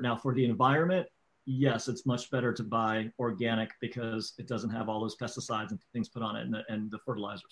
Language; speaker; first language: English; native; English